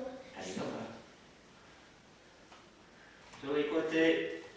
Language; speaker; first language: French; native; French